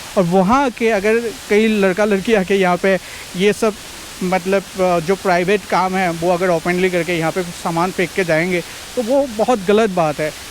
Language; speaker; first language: Hindi; non-native, local second language; Assamese